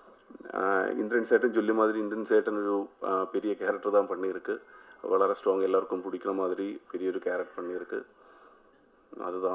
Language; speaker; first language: Tamil; non-native, learner; Malayalam